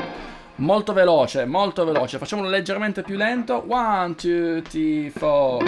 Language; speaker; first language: Italian; native; Italian